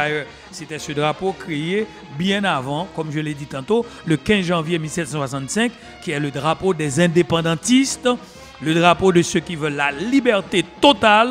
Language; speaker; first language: French; non-native, local second language; Haitian Creole